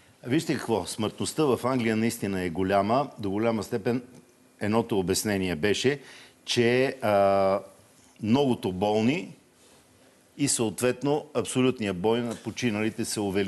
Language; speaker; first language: Bulgarian; native; Bulgarian